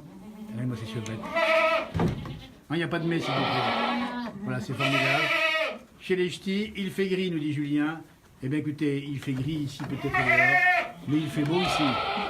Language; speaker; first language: French; native; French